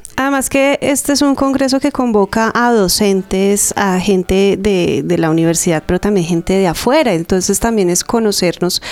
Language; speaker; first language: Spanish; native; Spanish